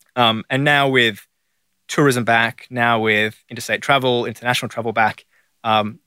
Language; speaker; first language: English; native; English